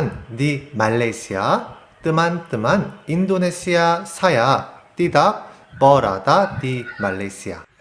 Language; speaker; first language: Indonesian; non-native, learner; Korean